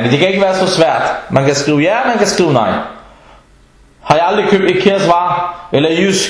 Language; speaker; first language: Danish; early bilingual, other home language; Arabic